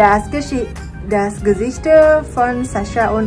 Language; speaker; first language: German; early bilingual, other home language; Indonesian